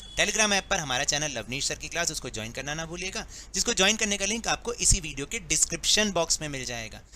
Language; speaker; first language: Hindi; native; Hindi